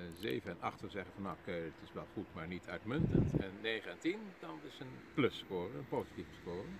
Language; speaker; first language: Dutch; native; Dutch